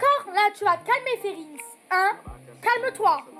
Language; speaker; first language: French; native; French